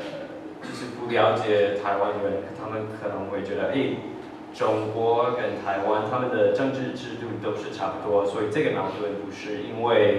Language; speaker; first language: Chinese; early bilingual, heritage; English